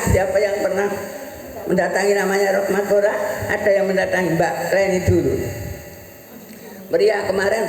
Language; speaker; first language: Indonesian; non-native, local second language; Javanese